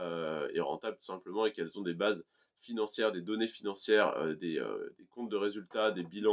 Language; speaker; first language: French; native; French